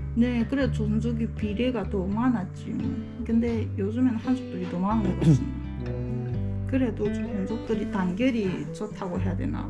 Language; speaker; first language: Korean; early bilingual, heritage; Korean